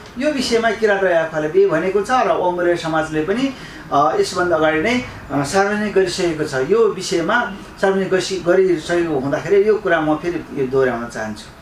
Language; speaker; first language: Nepali; non-native, local second language; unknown